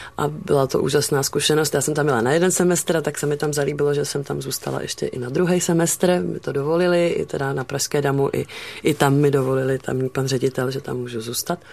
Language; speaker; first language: Czech; native; Czech